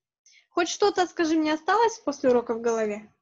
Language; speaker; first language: Russian; native; Russian